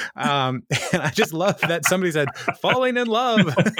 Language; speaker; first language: English; native; English